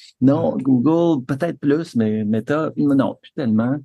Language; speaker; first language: French; native; French